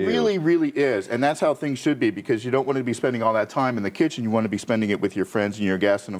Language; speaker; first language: English; native; English